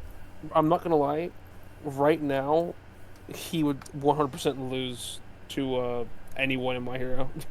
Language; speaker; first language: English; native; English